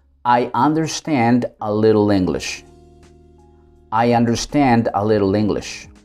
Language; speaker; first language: English; non-native, fluent; Spanish